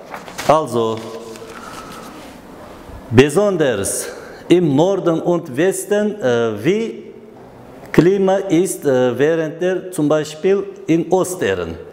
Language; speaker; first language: German; non-native, learner; Uzbek